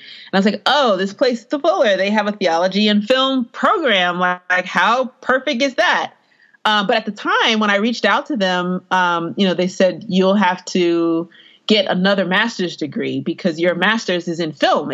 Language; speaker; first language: English; native; English